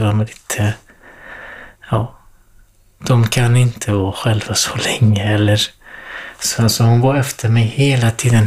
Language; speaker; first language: Swedish; non-native, learner; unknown